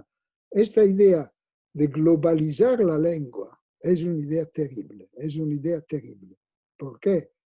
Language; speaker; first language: Spanish; non-native, fluent; Italian